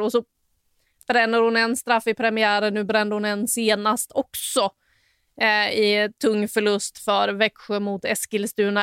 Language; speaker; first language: Swedish; native; Swedish